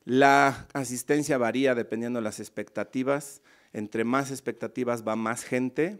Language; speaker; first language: Spanish; native; Spanish